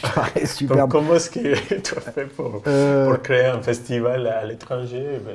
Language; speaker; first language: French; non-native, fluent; Spanish